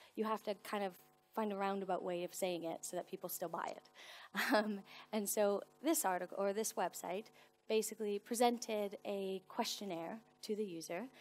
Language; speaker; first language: English; native; English